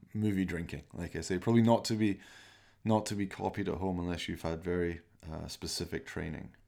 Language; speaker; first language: English; native; English